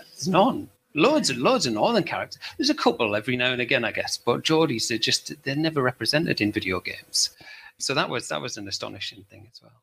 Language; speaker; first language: English; native; English